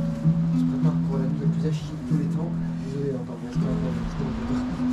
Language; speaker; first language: French; native; French